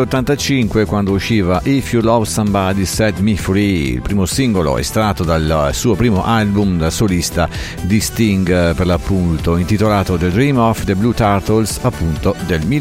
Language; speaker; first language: Italian; native; Italian